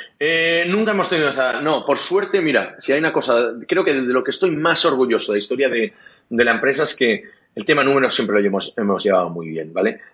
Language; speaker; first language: Spanish; non-native, local second language; Catalan